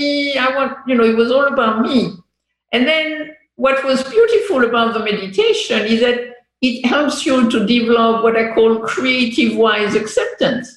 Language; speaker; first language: English; non-native, fluent; French